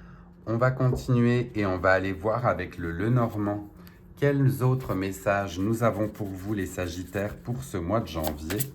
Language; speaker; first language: French; native; French